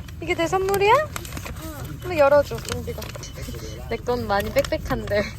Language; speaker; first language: Korean; native; Korean